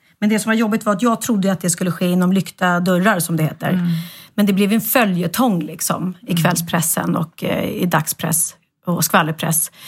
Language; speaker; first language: Swedish; native; Swedish